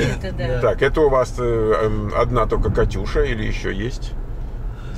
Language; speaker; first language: Russian; native; Russian